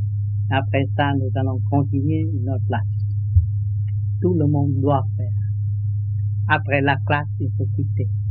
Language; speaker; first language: French; non-native, learner; Vietnamese